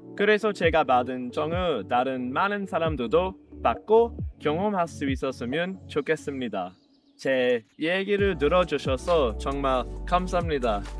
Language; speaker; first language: Korean; non-native, fluent; English